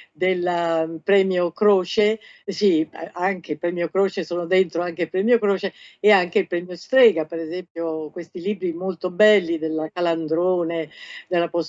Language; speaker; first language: Italian; native; Italian